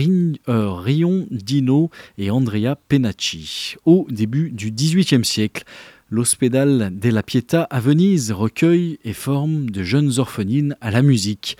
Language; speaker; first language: French; native; French